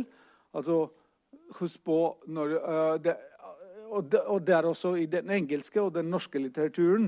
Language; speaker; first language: Norwegian; non-native, fluent; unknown